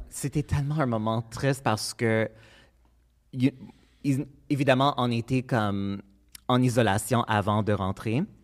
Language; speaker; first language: French; non-native, local second language; English